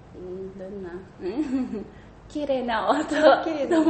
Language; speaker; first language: Japanese; non-native, learner; Indonesian